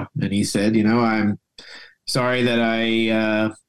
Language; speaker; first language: English; native; English